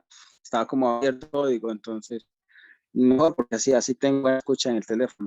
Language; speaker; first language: Spanish; native; Spanish